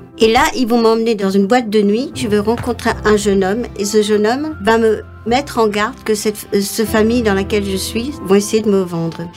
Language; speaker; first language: French; non-native, local second language; Morisyen